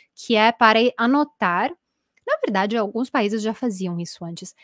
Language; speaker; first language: Portuguese; non-native, fluent; Italian